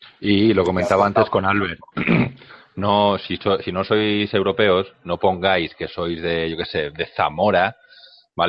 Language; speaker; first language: Spanish; native; Spanish